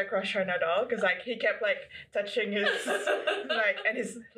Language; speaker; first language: English; non-native, local second language; Filipino